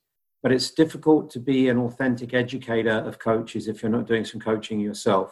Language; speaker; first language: English; native; English